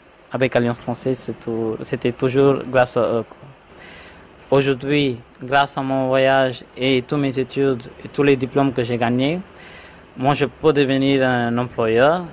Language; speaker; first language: French; non-native, fluent; Tamil